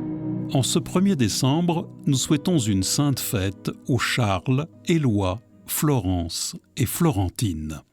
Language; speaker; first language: French; native; French